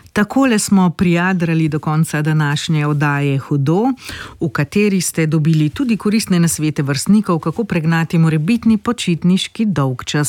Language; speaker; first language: Slovenian; native; Slovenian